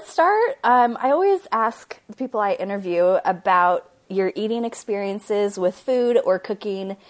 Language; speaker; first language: English; native; English